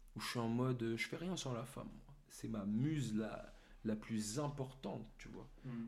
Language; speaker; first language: French; native; French